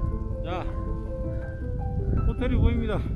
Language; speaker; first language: Korean; native; Korean